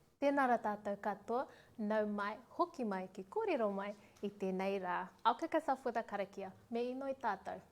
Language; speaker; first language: Māori; non-native, local second language; English